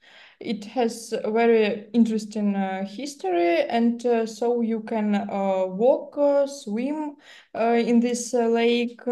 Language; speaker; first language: English; non-native, learner; Russian